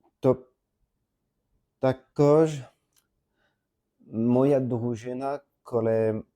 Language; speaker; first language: Ukrainian; non-native, learner; French